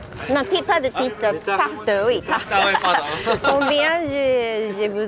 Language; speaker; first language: French; non-native, learner; Japanese